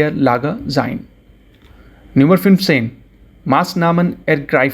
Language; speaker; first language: German; non-native, fluent; Hindi